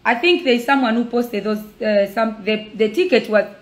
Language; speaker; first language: English; non-native, local second language; Swahili